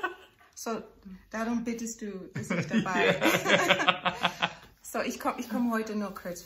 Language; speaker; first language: German; non-native, fluent; English